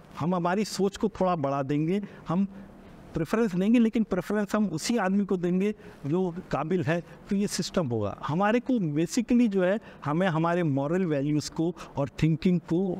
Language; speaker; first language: Hindi; native; Hindi